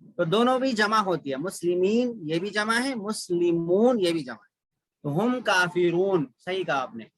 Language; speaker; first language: Urdu; native; Urdu